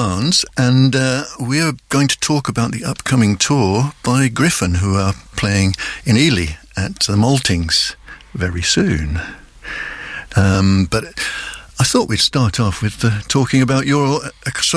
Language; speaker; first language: English; native; English